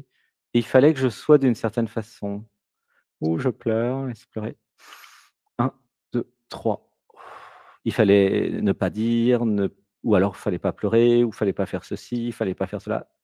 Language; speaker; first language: French; native; French